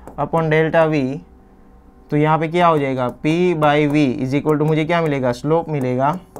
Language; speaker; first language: Hindi; non-native, local second language; Gujarati